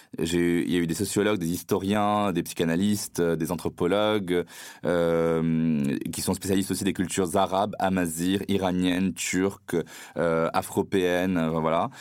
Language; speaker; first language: French; non-native, local second language; Arabic